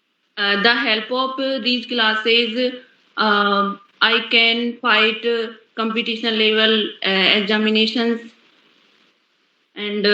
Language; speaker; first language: English; non-native, learner; Hindi